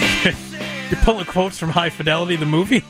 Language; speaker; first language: English; native; English